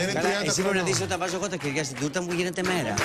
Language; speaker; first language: Greek; native; Greek